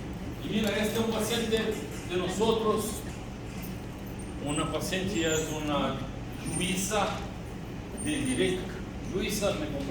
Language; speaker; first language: Spanish; non-native, learner; Portuguese